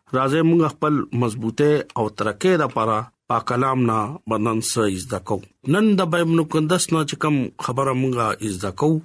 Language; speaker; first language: Pashto; non-native, local second language; Urdu